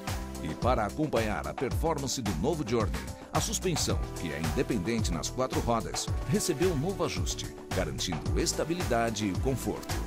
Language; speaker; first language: Portuguese; native; Portuguese